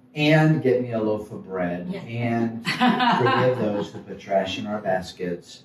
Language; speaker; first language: English; native; English